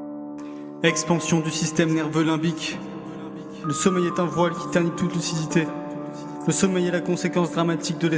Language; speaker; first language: French; native; French